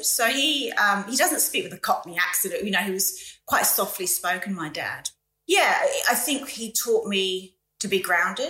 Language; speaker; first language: English; native; English